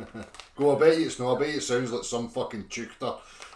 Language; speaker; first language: English; native; English